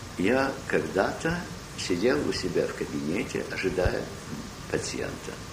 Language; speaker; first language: Russian; early bilingual, heritage; Russian